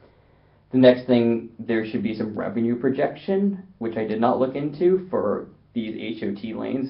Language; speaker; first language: English; native; English